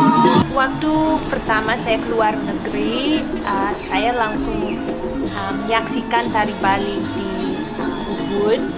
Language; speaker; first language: Indonesian; non-native, fluent; English